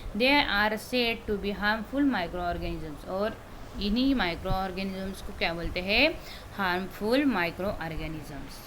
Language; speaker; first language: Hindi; non-native, local second language; Marathi